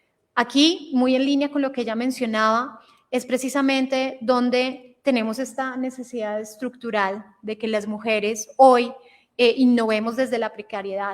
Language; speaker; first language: Spanish; native; Spanish